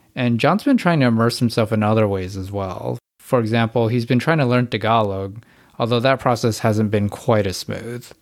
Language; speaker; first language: English; native; English